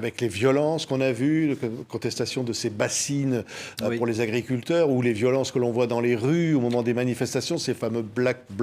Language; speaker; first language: French; native; French